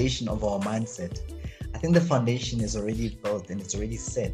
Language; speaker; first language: English; non-native, local second language; Zulu